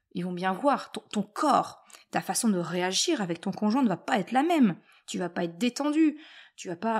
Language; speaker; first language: French; native; French